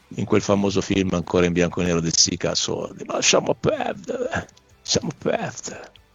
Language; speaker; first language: Italian; native; Italian